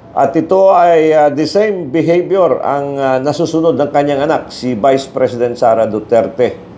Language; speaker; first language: Filipino; non-native, local second language; Cebuano